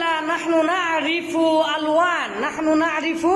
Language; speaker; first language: Arabic; non-native, fluent; Bangla